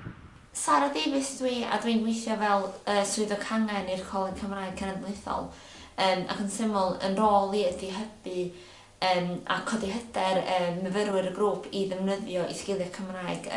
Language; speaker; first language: Welsh; native; Welsh